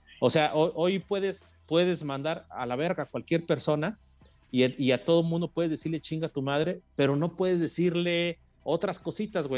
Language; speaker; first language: Spanish; native; Spanish